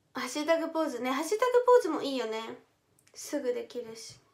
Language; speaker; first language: Japanese; native; Japanese